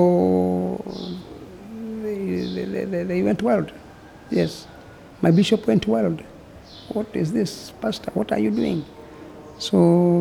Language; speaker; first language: English; non-native, local second language; Kikuyu